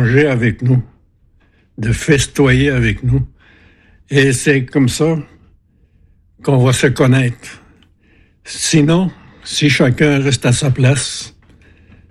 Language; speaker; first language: French; non-native, fluent; Innu-aimun